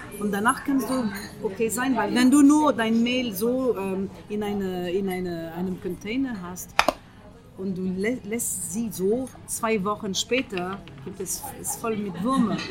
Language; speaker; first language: German; non-native, fluent; French